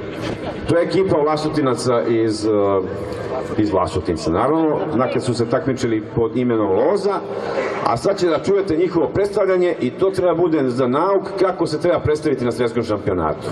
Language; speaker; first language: Bosnian; native; Bosnian